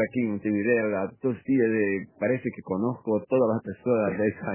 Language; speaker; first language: Spanish; non-native, fluent; Portuguese